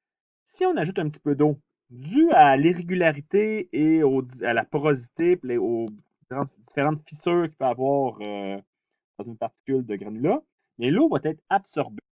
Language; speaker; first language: French; native; French